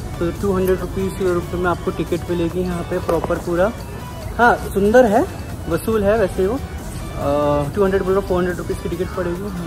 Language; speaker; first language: Hindi; native; Hindi